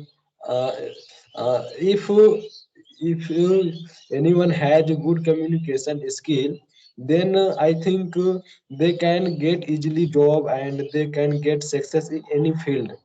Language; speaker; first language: English; non-native, learner; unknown